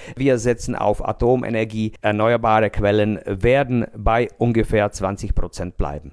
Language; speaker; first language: German; non-native, fluent; Czech